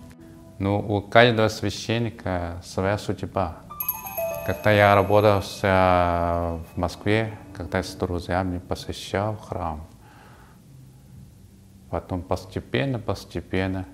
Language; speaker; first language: Russian; non-native, learner; Chinese